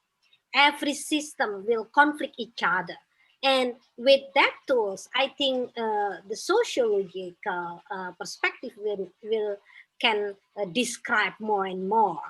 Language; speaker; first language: English; non-native, fluent; Indonesian